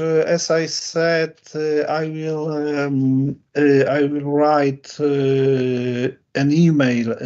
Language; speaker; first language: English; non-native, learner; Polish